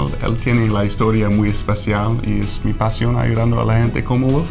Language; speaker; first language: Spanish; non-native, fluent; English